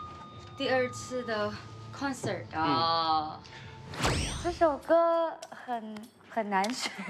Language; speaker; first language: Chinese; non-native, learner; Malay